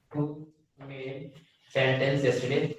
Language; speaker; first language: English; non-native, learner; Hindi